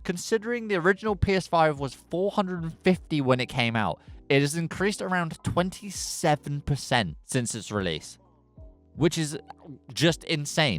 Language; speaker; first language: English; native; English